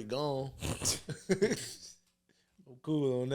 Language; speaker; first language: English; native; English